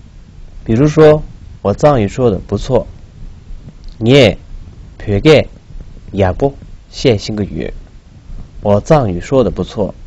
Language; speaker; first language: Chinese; non-native, local second language; Tibetan